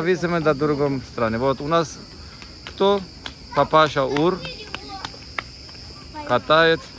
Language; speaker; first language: Russian; non-native, learner; Turkish